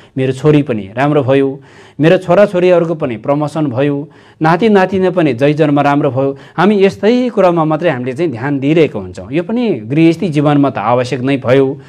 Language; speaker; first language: Nepali; non-native, local second language; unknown